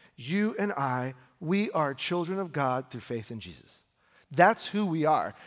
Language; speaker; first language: English; native; English